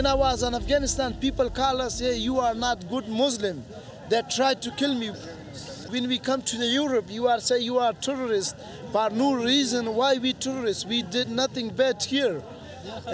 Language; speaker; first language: English; non-native, fluent; Persian